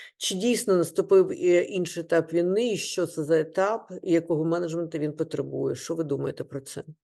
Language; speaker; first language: Ukrainian; non-native, local second language; Russian